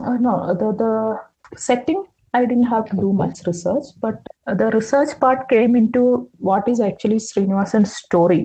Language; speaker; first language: English; non-native, local second language; Malayalam